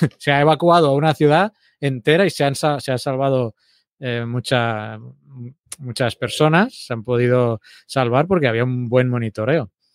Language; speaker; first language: Spanish; native; Spanish